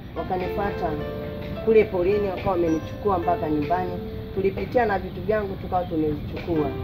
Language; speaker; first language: Swahili; non-native, local second language; Masai